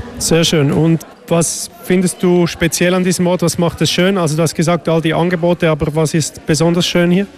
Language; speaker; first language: German; native; German